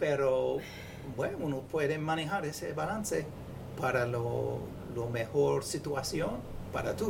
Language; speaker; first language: Spanish; non-native, fluent; English